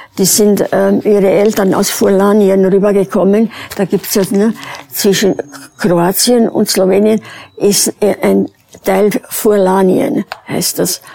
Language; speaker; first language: German; early bilingual, other home language; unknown